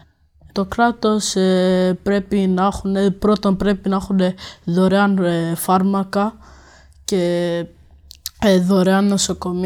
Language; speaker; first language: Greek; early bilingual, other home language; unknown